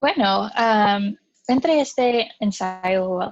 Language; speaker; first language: Spanish; non-native, learner; English